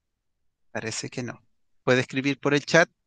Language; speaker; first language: Spanish; native; Spanish